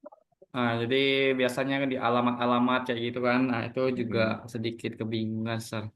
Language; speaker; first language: Indonesian; native; Indonesian